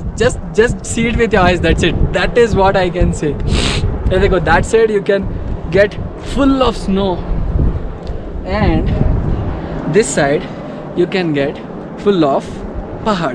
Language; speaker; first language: English; non-native, local second language; Telugu